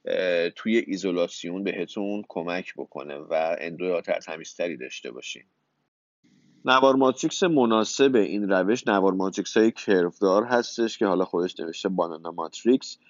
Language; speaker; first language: Persian; native; Persian